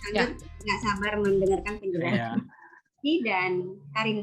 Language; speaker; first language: Indonesian; native; Indonesian